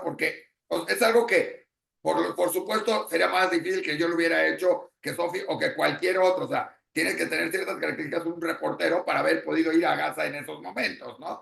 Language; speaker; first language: Spanish; native; Spanish